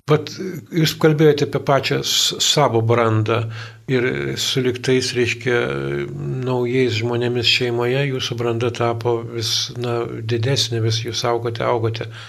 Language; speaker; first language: Lithuanian; native; Lithuanian